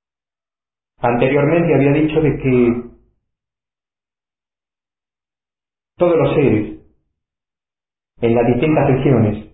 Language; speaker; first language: Spanish; native; Spanish